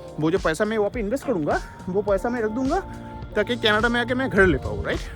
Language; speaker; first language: Hindi; non-native, local second language; Bangla